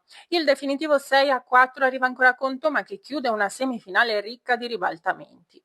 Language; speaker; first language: Italian; native; Italian